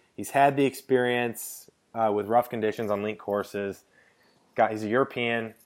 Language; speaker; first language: English; native; English